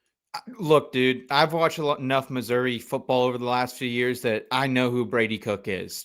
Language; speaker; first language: English; native; English